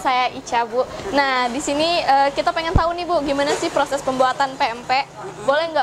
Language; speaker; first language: Indonesian; native; Indonesian